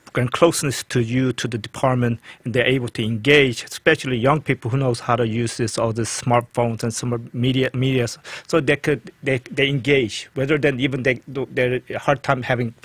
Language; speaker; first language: English; non-native, fluent; Korean